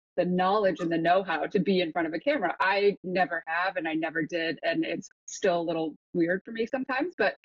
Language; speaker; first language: English; native; English